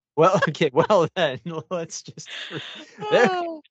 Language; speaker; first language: English; native; English